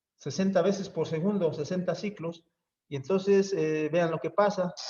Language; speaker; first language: Spanish; native; Spanish